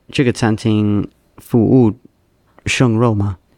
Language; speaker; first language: Chinese; non-native, learner; English